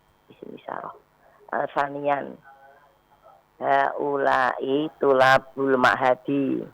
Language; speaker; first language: Arabic; non-native, learner; Indonesian